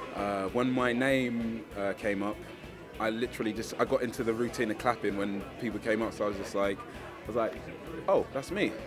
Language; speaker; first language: English; native; English